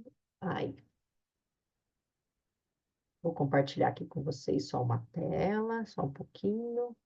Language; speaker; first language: Portuguese; native; Portuguese